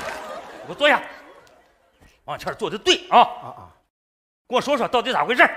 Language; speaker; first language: Chinese; native; Chinese